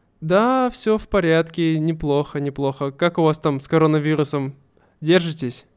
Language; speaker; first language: Russian; native; Russian